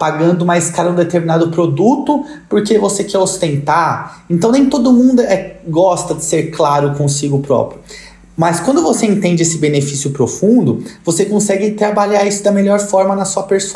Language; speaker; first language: Portuguese; native; Portuguese